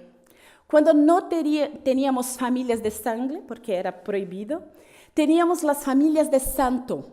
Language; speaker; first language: Spanish; non-native, fluent; Portuguese